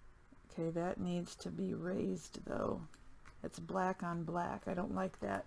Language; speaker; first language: English; native; English